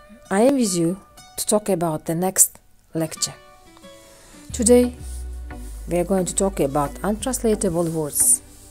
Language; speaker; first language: English; non-native, fluent; Uzbek